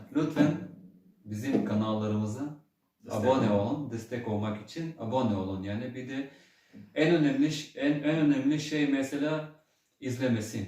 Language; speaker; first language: Turkish; early bilingual, heritage; Turkish